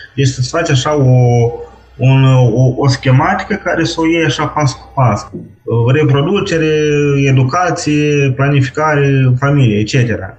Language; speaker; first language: Romanian; native; Romanian